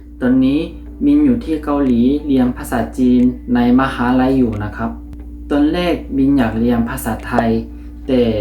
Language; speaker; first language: Thai; non-native, fluent; Korean